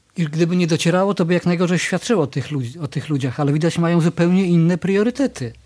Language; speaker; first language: Polish; native; Polish